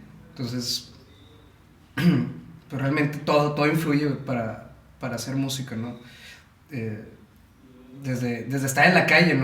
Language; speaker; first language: Spanish; native; Spanish